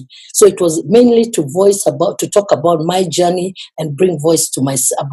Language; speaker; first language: English; non-native, local second language; Kikuyu